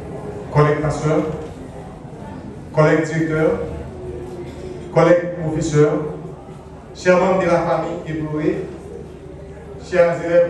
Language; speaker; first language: French; non-native, local second language; Haitian Creole